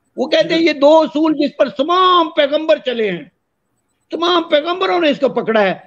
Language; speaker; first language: Urdu; non-native, local second language; Punjabi